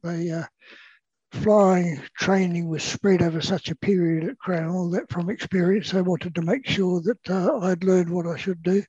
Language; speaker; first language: English; native; English